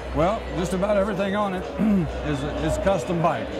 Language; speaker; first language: English; native; English